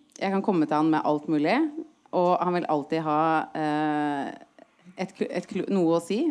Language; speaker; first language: Norwegian; native; Norwegian